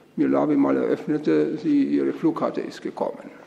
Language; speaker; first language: German; native; German